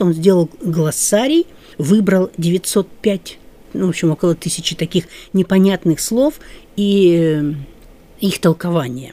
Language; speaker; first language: Russian; native; Russian